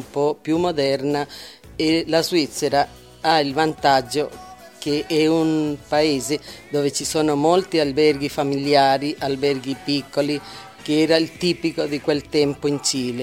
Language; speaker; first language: Italian; early bilingual, heritage; Italian